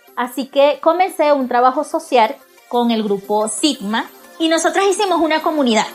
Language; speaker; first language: Spanish; native; Spanish